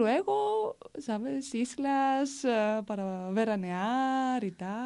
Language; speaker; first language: Spanish; non-native, fluent; Greek